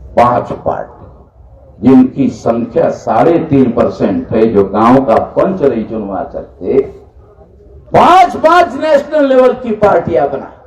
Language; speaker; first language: Hindi; non-native, local second language; Marathi